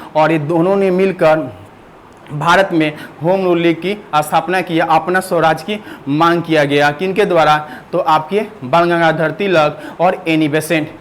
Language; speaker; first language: Hindi; native; Hindi